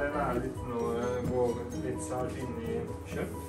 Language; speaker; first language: Norwegian; non-native, learner; Hungarian